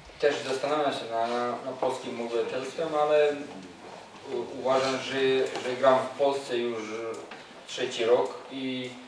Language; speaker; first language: Polish; non-native, learner; Serbian